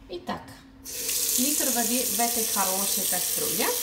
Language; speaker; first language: Russian; non-native, fluent; Italian